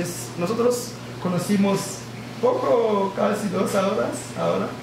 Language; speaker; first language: Spanish; non-native, learner; English